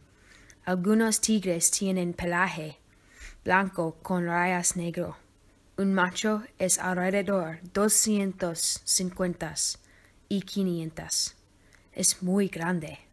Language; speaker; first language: Spanish; non-native, learner; English